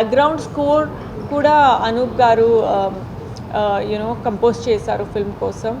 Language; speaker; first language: Telugu; non-native, learner; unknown